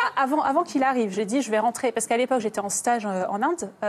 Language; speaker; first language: French; native; French